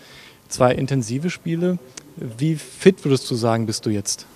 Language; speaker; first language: German; native; German